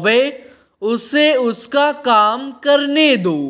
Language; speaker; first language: Hindi; non-native, fluent; Bangla